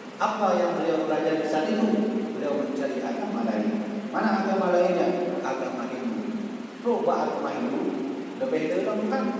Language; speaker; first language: Malay; non-native, local second language; Achinese